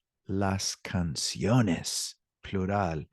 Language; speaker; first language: Spanish; non-native, learner; English